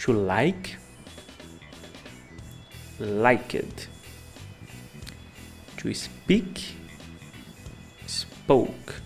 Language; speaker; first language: English; non-native, fluent; Portuguese